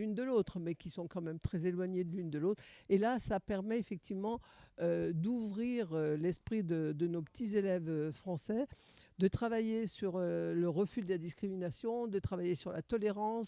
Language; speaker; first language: French; native; French